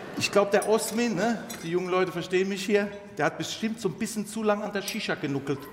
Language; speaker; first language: German; early bilingual, other home language; Turkish